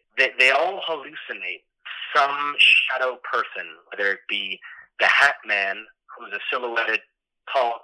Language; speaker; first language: English; native; English